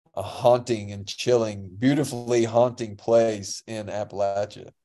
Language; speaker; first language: English; native; English